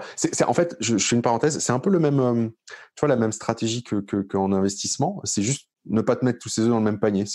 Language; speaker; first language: French; native; French